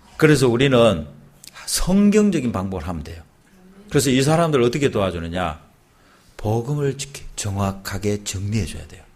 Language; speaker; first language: Korean; native; Korean